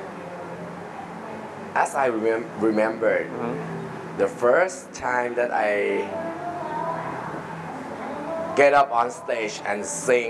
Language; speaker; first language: English; non-native, fluent; Thai